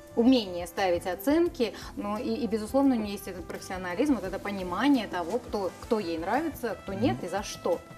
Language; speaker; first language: Russian; native; Russian